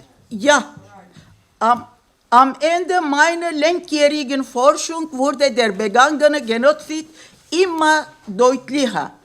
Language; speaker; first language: German; non-native, fluent; Kurdish